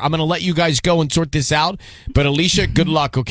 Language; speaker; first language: English; native; English